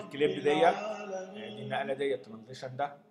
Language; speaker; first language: Arabic; native; Arabic